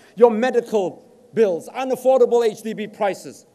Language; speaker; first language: English; native; English